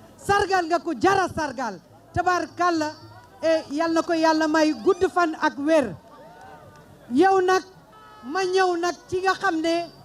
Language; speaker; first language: Wolof; non-native, local second language; Mandingo